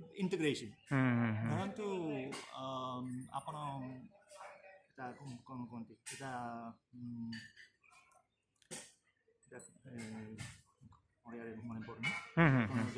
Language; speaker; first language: Odia; non-native, fluent; Japanese